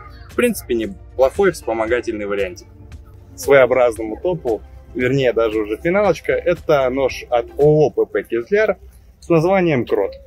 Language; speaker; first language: Russian; native; Russian